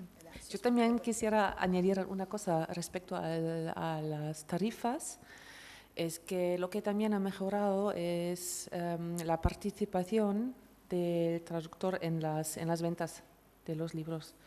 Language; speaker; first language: Spanish; non-native, fluent; German